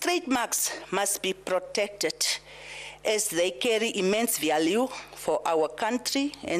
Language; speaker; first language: English; non-native, local second language; Dutch